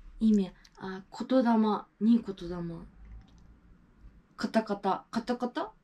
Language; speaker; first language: Russian; non-native, learner; Japanese